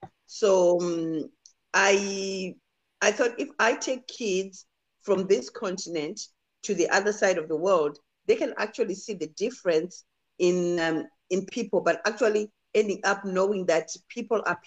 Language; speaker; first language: English; non-native, local second language; Shona